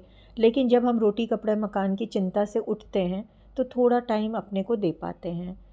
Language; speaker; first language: Hindi; native; Hindi